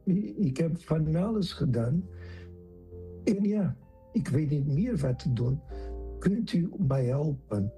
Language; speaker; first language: Dutch; non-native, fluent; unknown